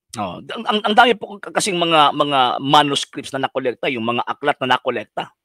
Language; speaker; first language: Filipino; non-native, local second language; Cebuano